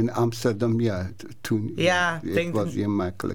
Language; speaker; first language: Dutch; non-native, learner; Persian